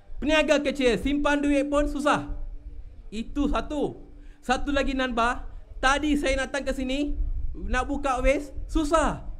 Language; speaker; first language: Malay; non-native, local second language; Tamil